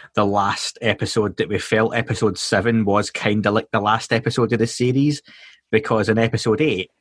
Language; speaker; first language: English; native; English